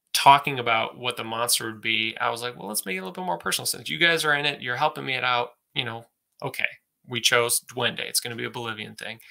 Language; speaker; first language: English; native; English